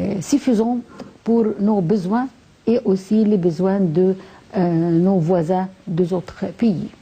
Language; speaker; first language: French; non-native, fluent; Arabic